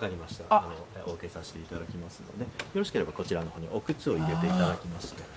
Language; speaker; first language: Japanese; native; Japanese